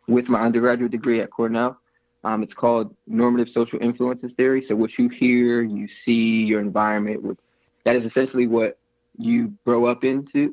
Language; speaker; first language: English; native; English